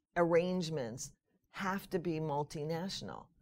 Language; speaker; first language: English; native; English